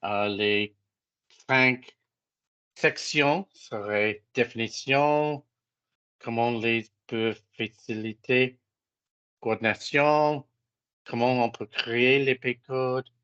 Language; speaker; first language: French; non-native, fluent; English